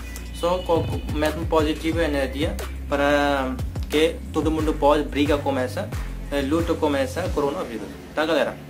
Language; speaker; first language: Portuguese; non-native, learner; Hindi